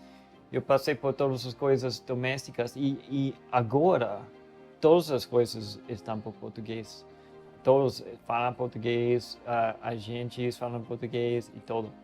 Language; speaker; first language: Portuguese; non-native, learner; English